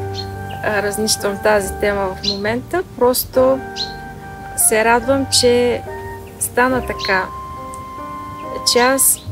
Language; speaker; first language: Bulgarian; native; Bulgarian